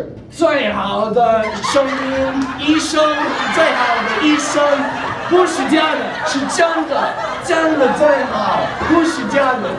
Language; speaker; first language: Chinese; non-native, learner; English